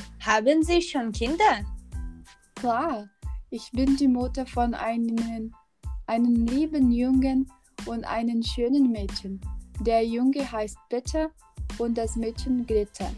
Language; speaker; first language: German; non-native, learner; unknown